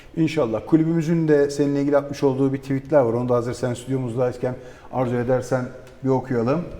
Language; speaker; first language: Turkish; native; Turkish